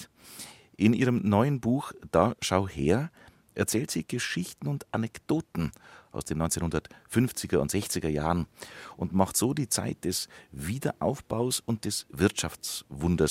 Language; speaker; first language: German; native; German